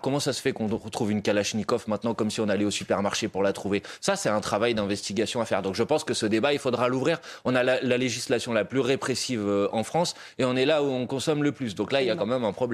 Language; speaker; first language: French; native; French